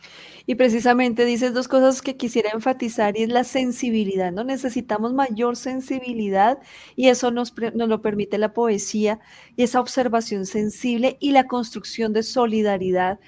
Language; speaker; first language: Spanish; native; Spanish